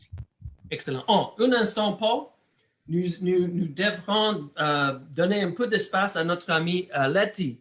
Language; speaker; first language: French; non-native, learner; English